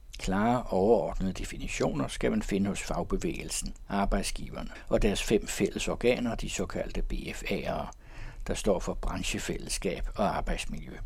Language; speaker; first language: Danish; native; Danish